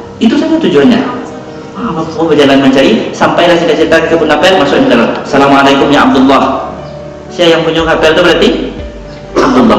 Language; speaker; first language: Malay; non-native, local second language; Minangkabau